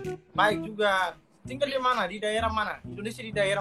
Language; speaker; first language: Indonesian; non-native, local second language; Tetum